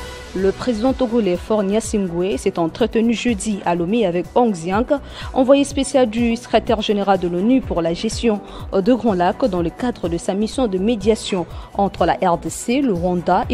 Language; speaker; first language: French; non-native, local second language; Lingala